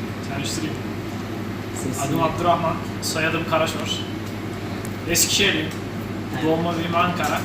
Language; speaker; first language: Turkish; native; Turkish